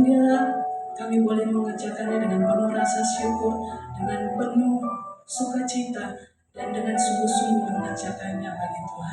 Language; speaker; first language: Indonesian; native; Indonesian